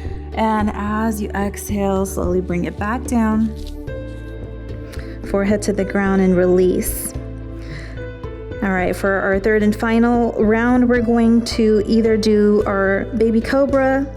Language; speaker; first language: English; native; English